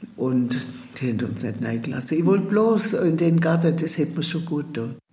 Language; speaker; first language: German; native; German